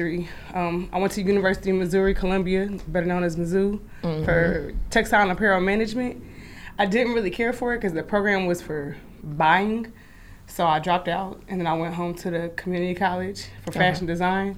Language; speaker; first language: English; native; English